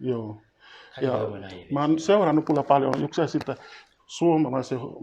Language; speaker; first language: Finnish; non-native, fluent; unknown